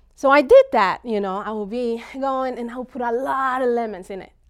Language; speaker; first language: English; non-native, fluent; Spanish